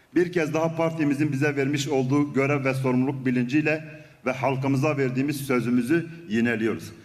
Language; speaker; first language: Turkish; non-native, local second language; Kurdish